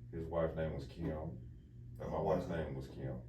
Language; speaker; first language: English; native; English